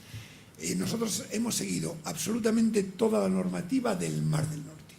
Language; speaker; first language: Spanish; native; Spanish